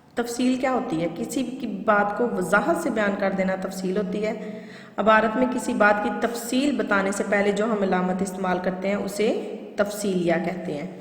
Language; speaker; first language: Urdu; non-native, local second language; Punjabi